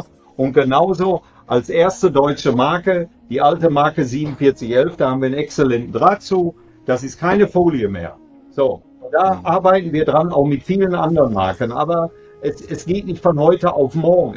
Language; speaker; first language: German; native; German